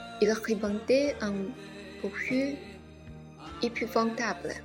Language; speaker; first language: French; non-native, learner; Chinese